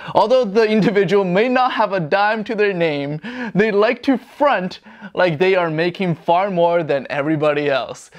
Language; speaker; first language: English; non-native, fluent; Chinese